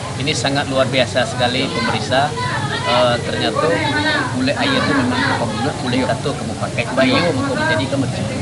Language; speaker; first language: Indonesian; non-native, local second language; Minangkabau